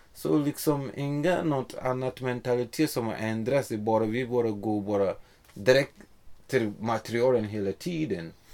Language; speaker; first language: Swedish; non-native, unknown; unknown